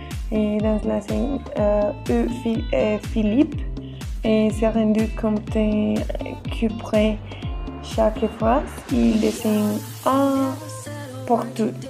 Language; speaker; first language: French; non-native, learner; Spanish